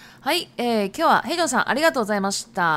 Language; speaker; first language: Japanese; non-native, fluent; Chinese